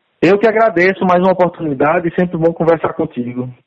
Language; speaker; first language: Portuguese; native; Portuguese